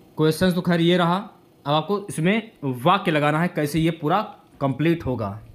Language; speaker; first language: Hindi; native; Hindi